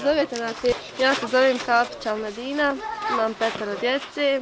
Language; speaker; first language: Bosnian; native; Bosnian